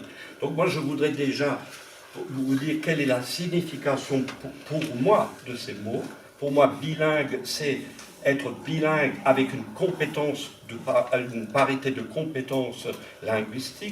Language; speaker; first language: French; non-native, local second language; Swiss German